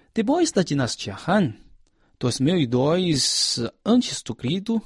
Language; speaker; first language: Portuguese; non-native, fluent; Chinese